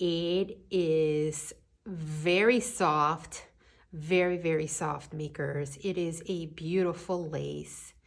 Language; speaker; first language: English; native; English